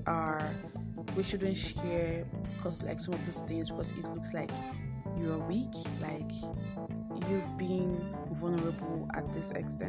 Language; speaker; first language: English; non-native, local second language; Igbo